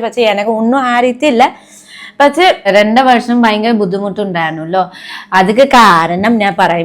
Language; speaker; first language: Malayalam; non-native, learner; Nepali